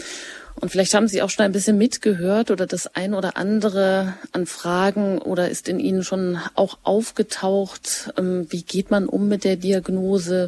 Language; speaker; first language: German; native; German